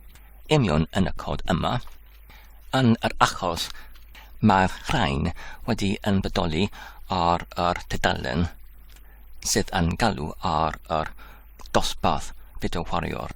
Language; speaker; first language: Welsh; non-native, learner; English